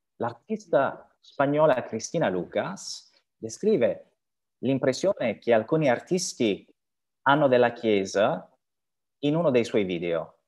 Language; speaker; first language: Italian; non-native, fluent; French